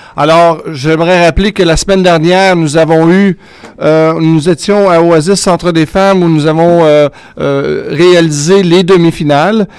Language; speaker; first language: French; native; French